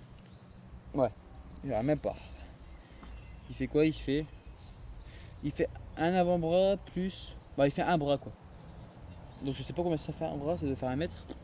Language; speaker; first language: French; native; French